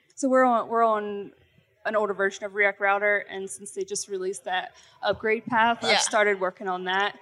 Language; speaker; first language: English; native; English